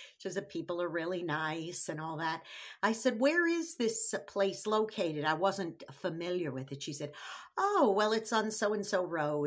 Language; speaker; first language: English; native; English